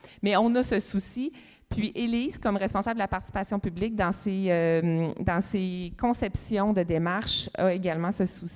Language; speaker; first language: French; native; French